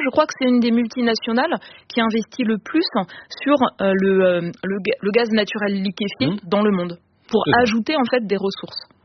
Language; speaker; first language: French; native; French